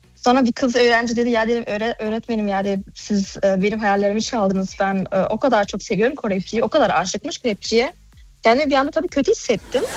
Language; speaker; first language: Turkish; early bilingual, heritage; Turkish